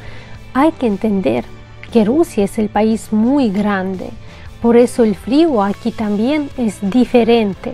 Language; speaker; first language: Spanish; non-native, fluent; Russian